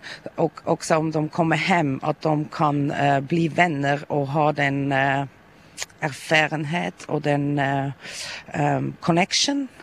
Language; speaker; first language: Swedish; non-native, learner; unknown